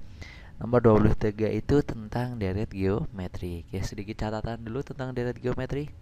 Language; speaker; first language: Indonesian; native; Indonesian